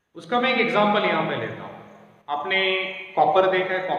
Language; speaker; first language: Hindi; non-native, local second language; Marathi